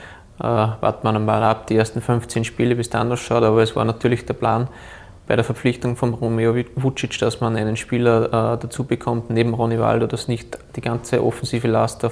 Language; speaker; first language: German; native; German